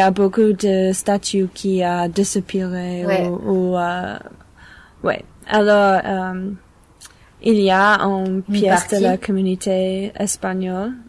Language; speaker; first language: French; non-native, learner; English